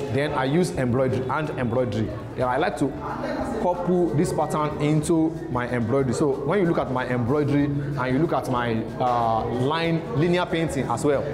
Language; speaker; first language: English; non-native, local second language; Yoruba